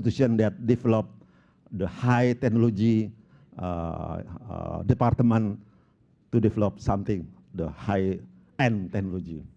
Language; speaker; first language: English; non-native, local second language; Indonesian